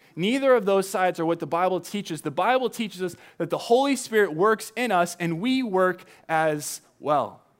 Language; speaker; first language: English; native; English